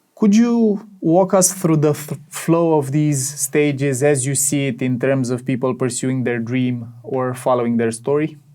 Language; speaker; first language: English; non-native, fluent; Romanian